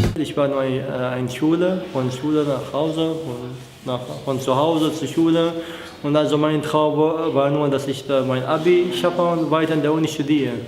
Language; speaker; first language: German; non-native, learner; Arabic